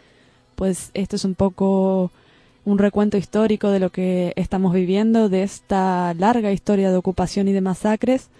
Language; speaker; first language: Spanish; native; Spanish